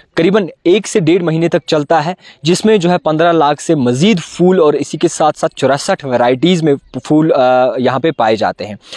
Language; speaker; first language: Hindi; non-native, local second language; Kashmiri